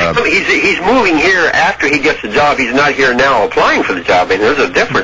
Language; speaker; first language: English; native; English